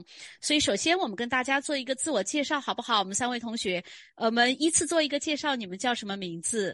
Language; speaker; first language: Chinese; native; Chinese